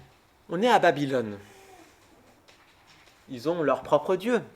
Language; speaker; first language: French; native; French